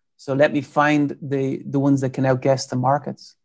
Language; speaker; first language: English; native; English